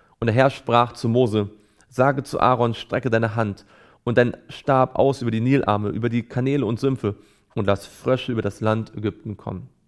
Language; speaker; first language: German; native; German